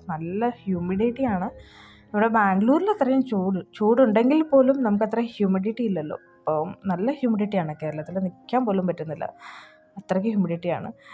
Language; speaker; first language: Malayalam; early bilingual, heritage; Malayalam